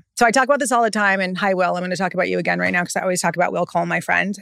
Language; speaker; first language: English; native; English